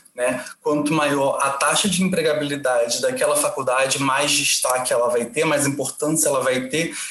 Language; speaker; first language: Portuguese; native; Portuguese